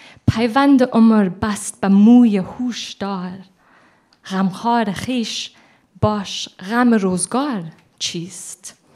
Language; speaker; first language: Persian; early bilingual, heritage; Persian